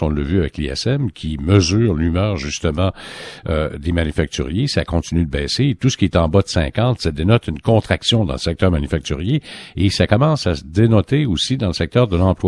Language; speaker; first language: French; native; French